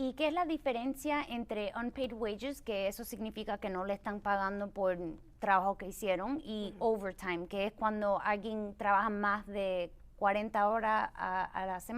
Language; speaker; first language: Spanish; early bilingual, other home language; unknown